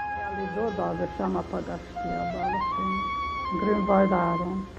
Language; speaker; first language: Hebrew; non-native, learner; Hungarian